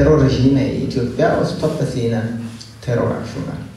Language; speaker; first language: Norwegian; non-native, fluent; Oromo